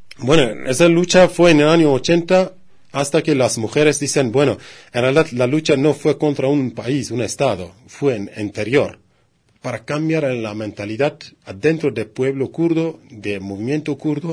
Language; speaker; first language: Spanish; non-native, learner; Kurdish